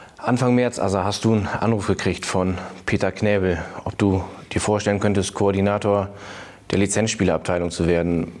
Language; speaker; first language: German; native; German